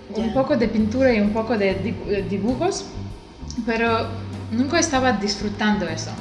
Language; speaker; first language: Spanish; non-native, learner; Russian